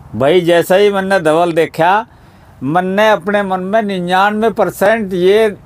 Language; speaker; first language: Hindi; native; Hindi